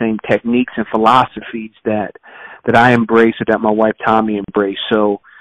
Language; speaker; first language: English; native; English